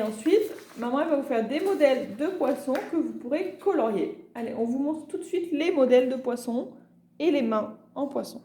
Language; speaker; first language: French; native; French